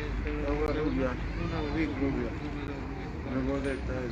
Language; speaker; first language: Spanish; non-native, local second language; Galician